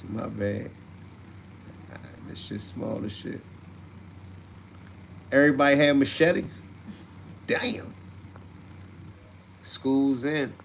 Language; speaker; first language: English; native; English